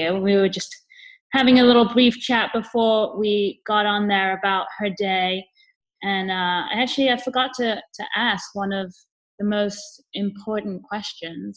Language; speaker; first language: English; native; English